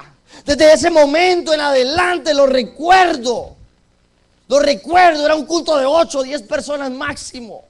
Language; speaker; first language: Spanish; native; Spanish